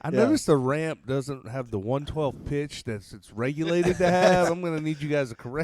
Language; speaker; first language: English; native; English